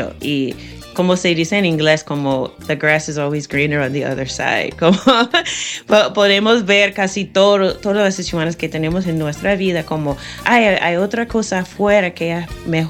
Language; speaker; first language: Spanish; non-native, fluent; English